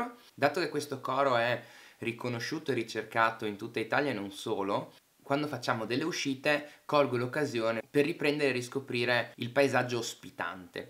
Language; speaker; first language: Italian; native; Italian